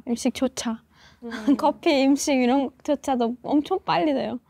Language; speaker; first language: Korean; non-native, fluent; Persian